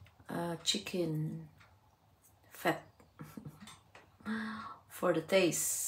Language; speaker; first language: English; non-native, learner; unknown